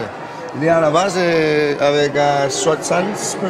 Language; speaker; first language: French; non-native, learner; Catalan